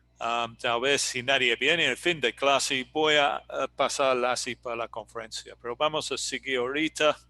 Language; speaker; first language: Spanish; non-native, fluent; English